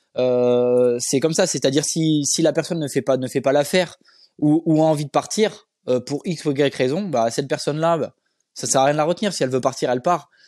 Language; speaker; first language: French; native; French